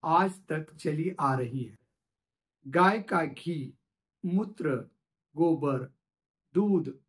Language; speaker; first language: Hindi; non-native, local second language; Marathi